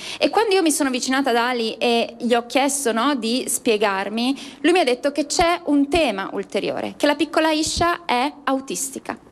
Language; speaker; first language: Italian; native; Italian